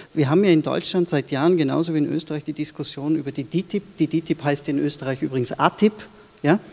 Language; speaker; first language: German; early bilingual, other home language; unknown